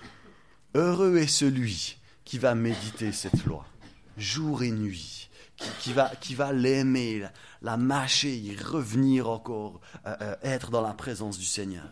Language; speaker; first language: French; native; French